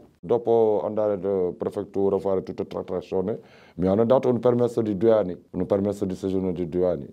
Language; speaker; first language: Italian; non-native, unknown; Wolof